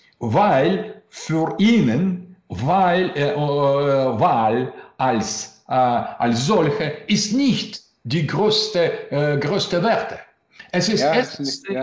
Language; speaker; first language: German; non-native, learner; Russian